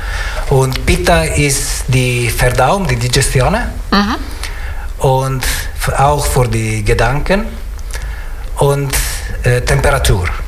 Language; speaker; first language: German; non-native, learner; Italian